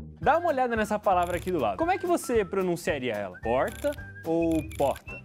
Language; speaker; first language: Portuguese; native; Portuguese